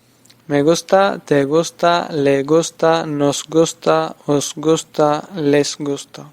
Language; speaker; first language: Spanish; non-native, fluent; Urdu